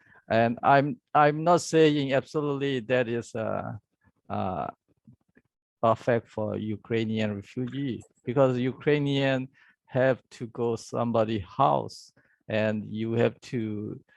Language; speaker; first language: English; non-native, learner; Burmese